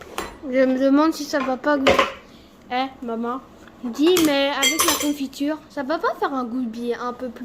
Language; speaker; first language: French; native; French